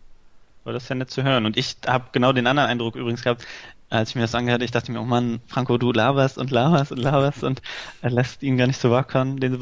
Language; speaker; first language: German; native; German